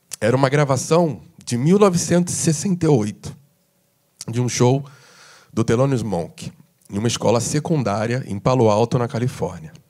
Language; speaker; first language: Portuguese; native; Portuguese